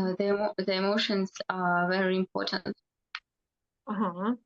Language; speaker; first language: English; non-native, learner; Russian